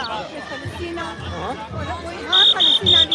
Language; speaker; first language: German; non-native, fluent; Persian